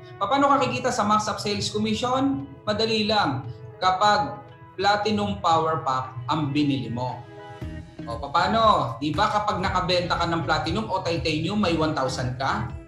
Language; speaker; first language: Filipino; native; Filipino